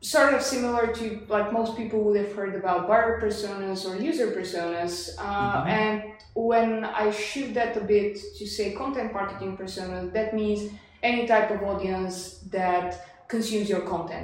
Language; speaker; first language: English; non-native, fluent; Bulgarian